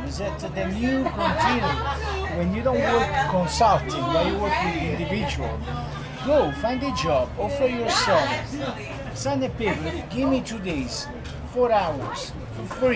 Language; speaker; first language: English; non-native, fluent; Italian